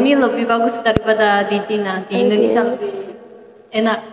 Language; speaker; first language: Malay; non-native, fluent; Chinese